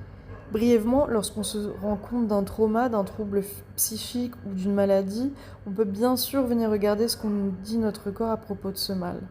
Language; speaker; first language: French; native; French